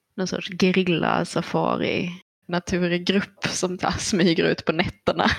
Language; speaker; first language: Swedish; native; Swedish